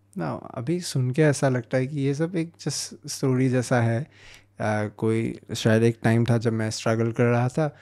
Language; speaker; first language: Hindi; non-native, local second language; Assamese